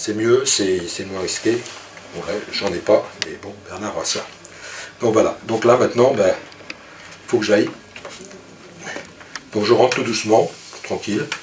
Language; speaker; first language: French; native; French